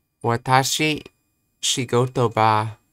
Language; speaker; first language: Japanese; non-native, learner; English